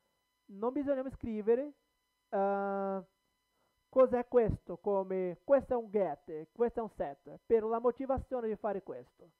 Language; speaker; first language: Italian; non-native, learner; Portuguese